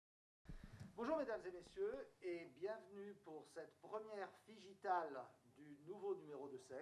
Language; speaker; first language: French; native; French